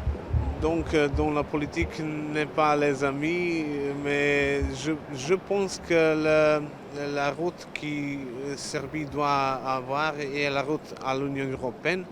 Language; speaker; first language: French; non-native, learner; Serbian